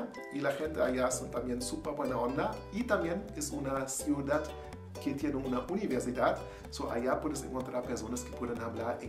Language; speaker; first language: Spanish; non-native, learner; German